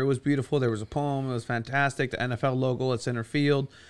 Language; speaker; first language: English; early bilingual, other home language; Spanish